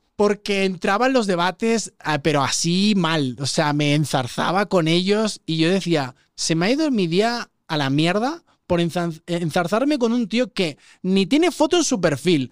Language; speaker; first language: Spanish; native; Spanish